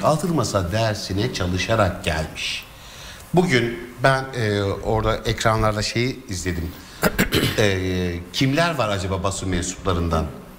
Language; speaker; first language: Turkish; native; Turkish